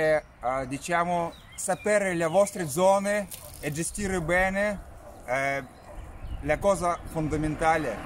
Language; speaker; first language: Italian; non-native, fluent; Russian